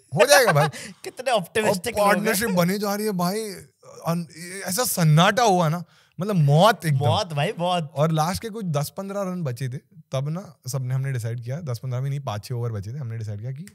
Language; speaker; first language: Hindi; non-native, local second language; Marathi